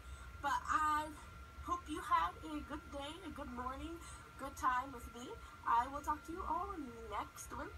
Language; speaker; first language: English; native; English